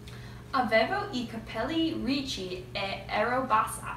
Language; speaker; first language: Italian; non-native, learner; English